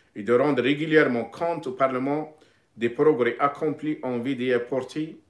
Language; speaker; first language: French; non-native, local second language; Arabic